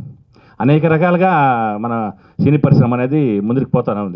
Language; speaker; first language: Telugu; native; Telugu